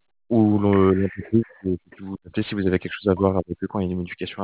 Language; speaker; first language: French; native; French